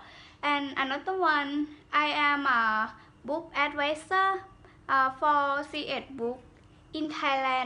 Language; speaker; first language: English; non-native, learner; Thai